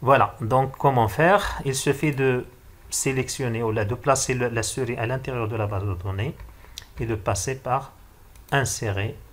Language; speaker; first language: French; non-native, local second language; Arabic